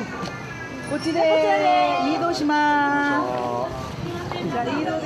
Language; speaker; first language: Japanese; non-native, fluent; Korean